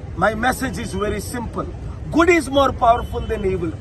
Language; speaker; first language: English; non-native, local second language; Telugu